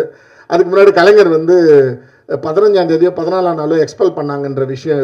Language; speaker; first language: Tamil; native; Tamil